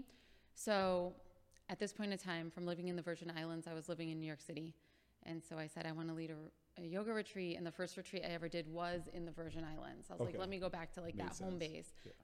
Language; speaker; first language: English; native; English